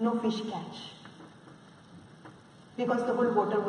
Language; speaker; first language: English; non-native, local second language; Marathi